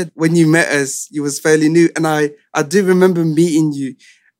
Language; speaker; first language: English; non-native, fluent; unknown